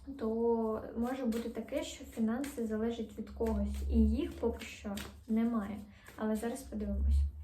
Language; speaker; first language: Ukrainian; non-native, local second language; Russian